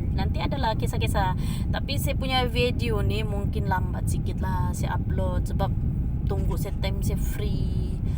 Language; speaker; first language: Malay; native; Malay